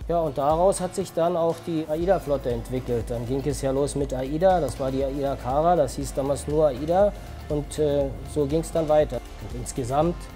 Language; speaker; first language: German; native; German